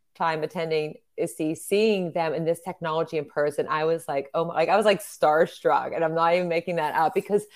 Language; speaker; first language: English; native; English